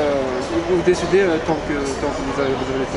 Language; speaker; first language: French; non-native, learner; Japanese